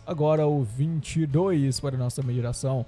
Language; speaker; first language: Portuguese; native; Portuguese